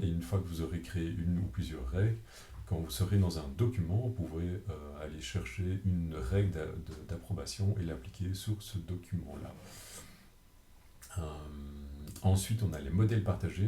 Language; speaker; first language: French; native; French